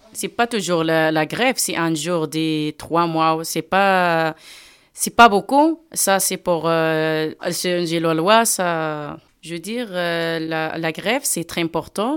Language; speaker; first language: French; non-native, learner; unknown